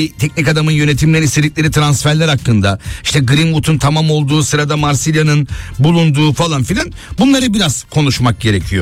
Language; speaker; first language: Turkish; native; Turkish